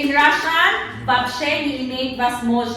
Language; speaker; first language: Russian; non-native, learner; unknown